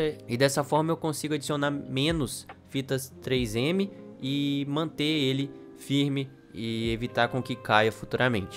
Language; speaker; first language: Portuguese; native; Portuguese